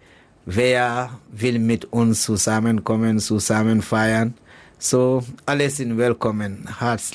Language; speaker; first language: German; non-native, learner; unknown